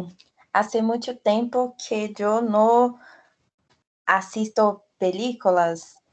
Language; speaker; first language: Spanish; non-native, learner; Portuguese